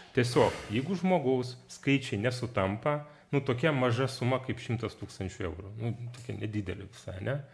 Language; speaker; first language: Lithuanian; non-native, fluent; Georgian